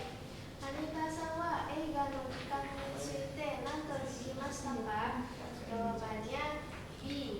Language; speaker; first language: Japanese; non-native, learner; Indonesian